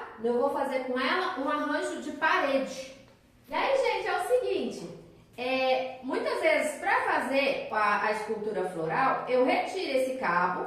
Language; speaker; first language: Portuguese; native; Portuguese